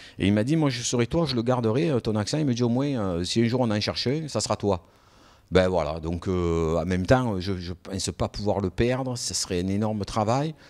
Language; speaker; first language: French; native; French